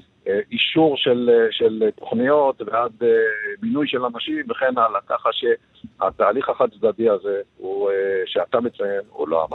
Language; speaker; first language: Hebrew; native; Hebrew